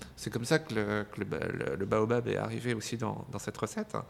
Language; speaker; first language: French; native; French